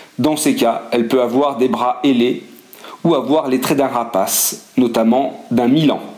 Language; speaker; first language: French; native; French